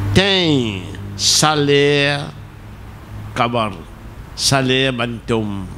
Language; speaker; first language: French; non-native, local second language; Morisyen